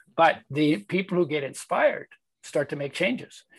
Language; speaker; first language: English; early bilingual, other home language; Polish